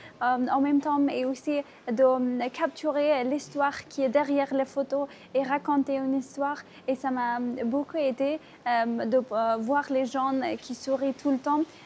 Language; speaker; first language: French; non-native, fluent; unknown